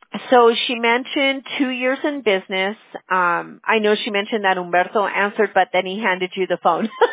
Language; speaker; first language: English; early bilingual, other home language; Spanish